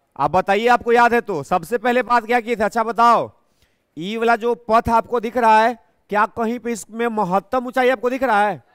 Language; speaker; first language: Hindi; native; Hindi